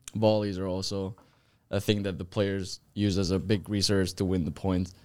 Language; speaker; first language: English; non-native, fluent; Spanish